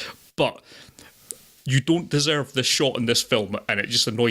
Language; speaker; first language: English; native; English